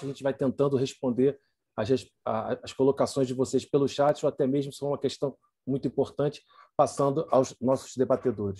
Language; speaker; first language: Portuguese; native; Portuguese